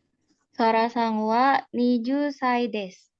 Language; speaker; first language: Japanese; non-native, learner; Indonesian